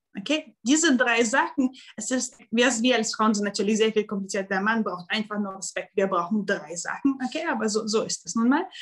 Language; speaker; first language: German; non-native, fluent; Russian